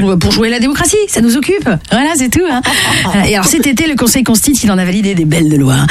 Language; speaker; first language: French; native; French